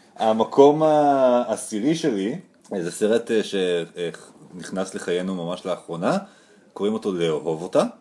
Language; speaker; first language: Hebrew; native; Hebrew